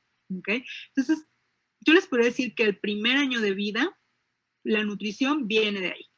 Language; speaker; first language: Spanish; native; Spanish